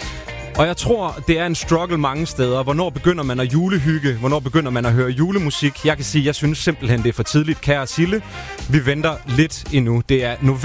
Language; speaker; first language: Danish; native; Danish